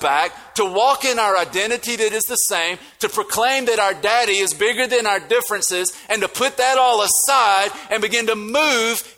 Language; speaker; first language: English; native; English